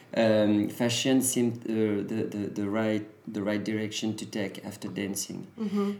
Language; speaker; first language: English; early bilingual, other home language; French